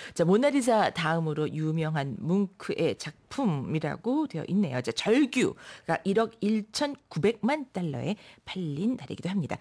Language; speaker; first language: Korean; native; Korean